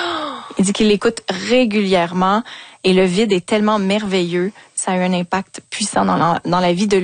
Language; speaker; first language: French; native; French